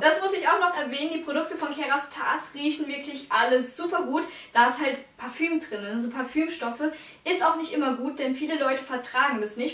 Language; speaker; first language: German; native; German